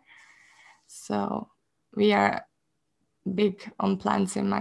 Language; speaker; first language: English; non-native, fluent; Hungarian